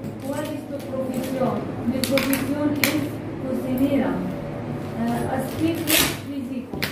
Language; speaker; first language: Spanish; non-native, fluent; Arabic